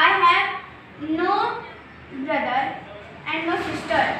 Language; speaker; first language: English; non-native, learner; Hindi